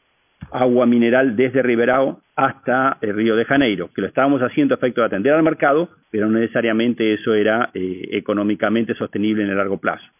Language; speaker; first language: Spanish; native; Spanish